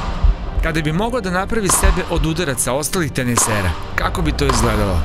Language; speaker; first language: Serbian; native; Serbian